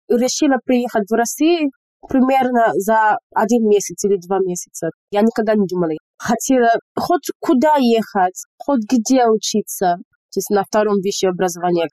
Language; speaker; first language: Russian; non-native, fluent; English